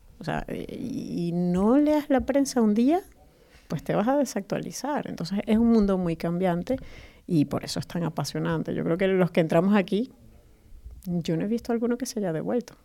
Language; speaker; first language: Spanish; native; Spanish